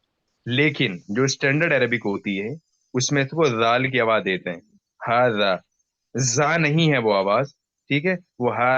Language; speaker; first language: Hindi; native; Hindi